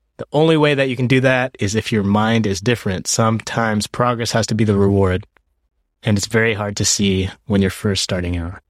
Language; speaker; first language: English; early bilingual, other home language; Japanese